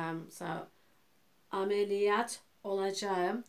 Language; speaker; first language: Turkish; early bilingual, heritage; Turkish